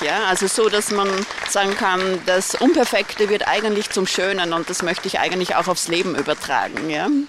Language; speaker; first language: German; native; German